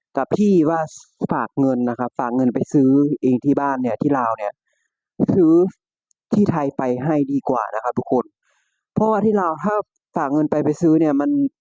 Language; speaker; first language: Thai; native; Thai